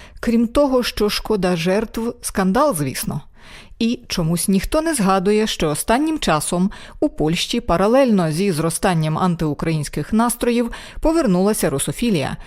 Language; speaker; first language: Ukrainian; native; Ukrainian